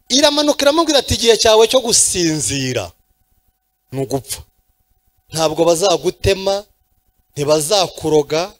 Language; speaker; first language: Kinyarwanda; native; Kinyarwanda